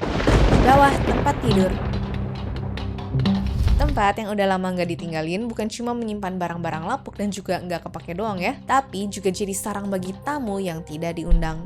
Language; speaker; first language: Indonesian; native; Indonesian